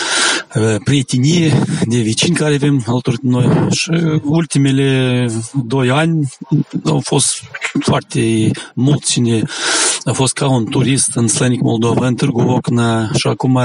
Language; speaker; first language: Romanian; non-native, local second language; Gagauz